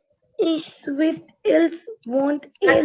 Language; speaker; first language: French; non-native, learner; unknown